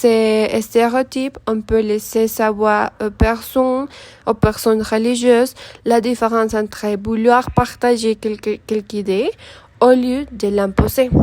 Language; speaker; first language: French; non-native, learner; Spanish